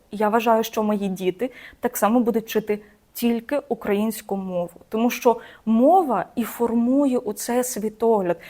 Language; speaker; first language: Ukrainian; non-native, local second language; Russian